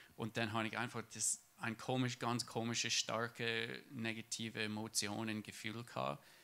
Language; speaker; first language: German; non-native, fluent; English